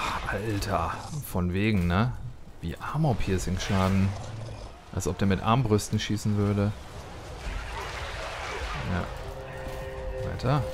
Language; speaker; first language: German; native; German